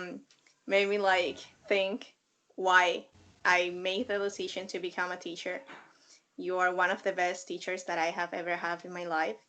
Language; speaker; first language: English; non-native, fluent; Spanish